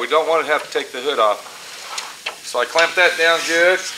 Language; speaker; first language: English; native; English